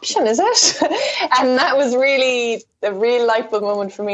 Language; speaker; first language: English; native; English